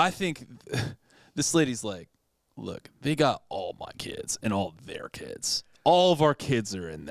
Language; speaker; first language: English; native; English